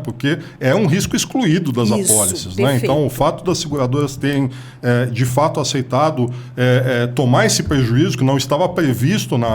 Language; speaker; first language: Portuguese; native; Portuguese